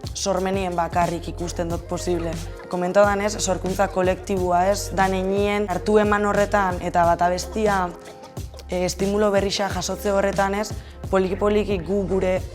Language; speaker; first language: Basque; native; Basque